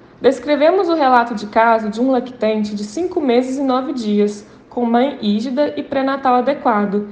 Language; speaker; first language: Portuguese; native; Portuguese